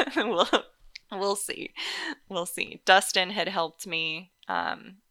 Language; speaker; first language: English; native; English